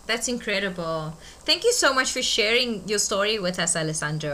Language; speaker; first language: English; native; English